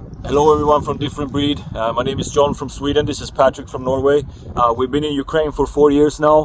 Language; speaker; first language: English; non-native, fluent; Swedish